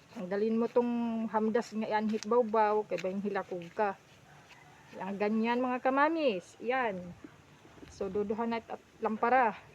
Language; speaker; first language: Filipino; non-native, local second language; Waray